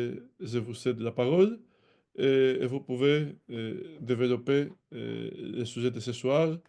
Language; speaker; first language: French; non-native, fluent; Greek